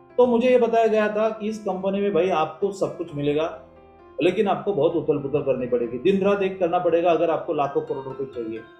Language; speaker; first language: Hindi; non-native, local second language; Marathi